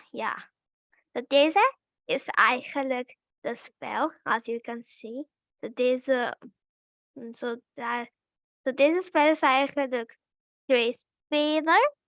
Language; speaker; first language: Dutch; early bilingual, other home language; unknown